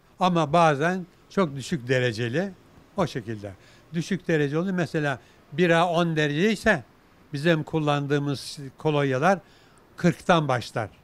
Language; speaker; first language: Turkish; native; Turkish